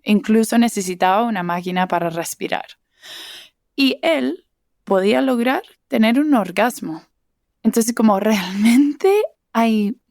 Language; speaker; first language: Spanish; early bilingual, heritage; English